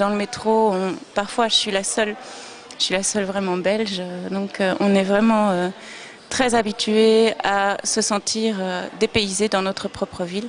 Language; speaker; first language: French; native; French